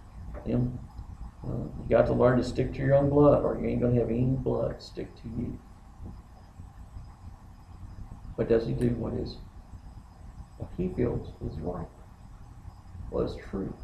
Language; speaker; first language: English; native; English